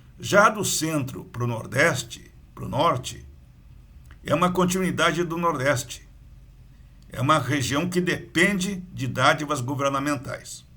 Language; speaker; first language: Portuguese; native; Portuguese